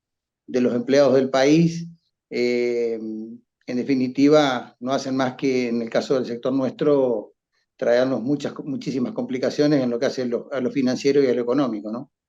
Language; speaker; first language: Spanish; native; Spanish